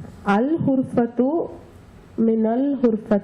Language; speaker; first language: Arabic; non-native, learner; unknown